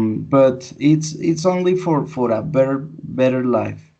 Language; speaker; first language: English; non-native, learner; Spanish